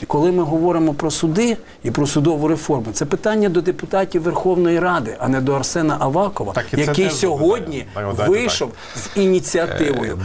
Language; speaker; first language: Ukrainian; native; Ukrainian